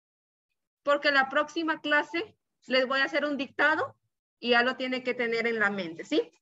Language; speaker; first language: Spanish; native; Spanish